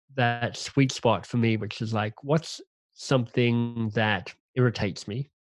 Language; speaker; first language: English; native; English